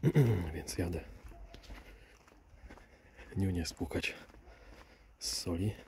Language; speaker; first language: Polish; native; Polish